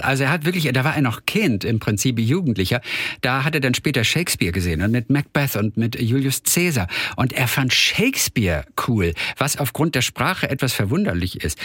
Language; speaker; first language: German; native; German